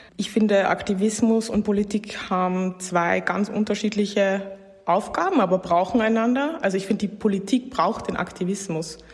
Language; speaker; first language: German; native; German